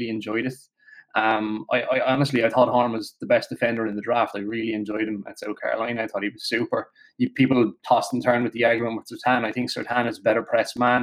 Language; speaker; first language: English; native; English